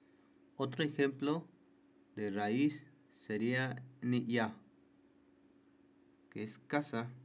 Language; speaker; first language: Spanish; non-native, local second language; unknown